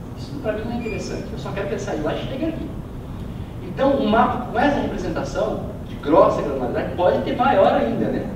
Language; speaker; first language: Portuguese; native; Portuguese